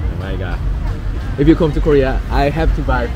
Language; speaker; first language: English; non-native, learner; Korean